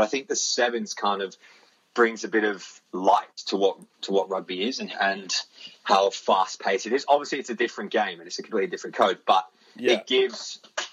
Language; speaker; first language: English; native; English